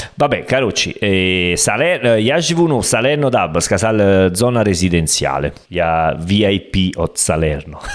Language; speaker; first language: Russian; non-native, learner; Italian